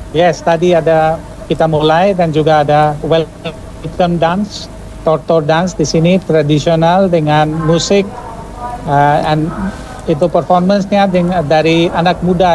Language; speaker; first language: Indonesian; non-native, fluent; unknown